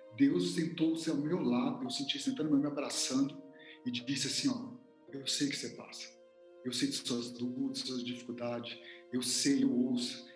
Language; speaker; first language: Portuguese; native; Portuguese